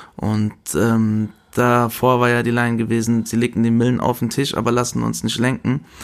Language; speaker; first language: German; early bilingual, other home language; Spanish